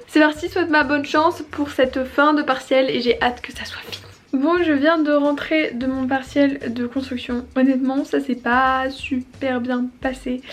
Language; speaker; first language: French; native; French